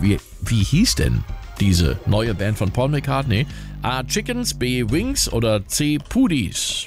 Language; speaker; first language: German; native; German